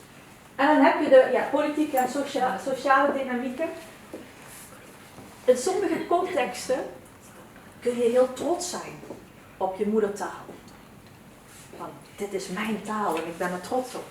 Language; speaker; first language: Dutch; early bilingual, other home language; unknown